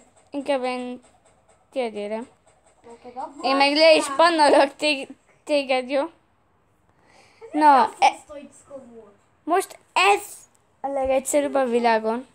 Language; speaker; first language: Hungarian; early bilingual, heritage; Hungarian